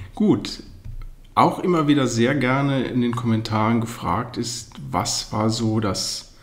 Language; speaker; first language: German; native; German